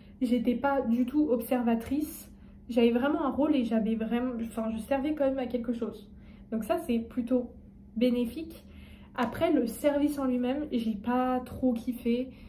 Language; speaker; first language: French; native; French